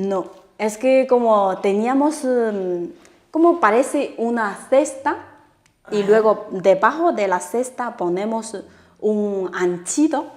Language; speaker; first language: Spanish; non-native, fluent; Chinese